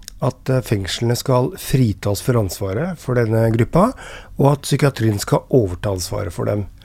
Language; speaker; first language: Norwegian; native; Norwegian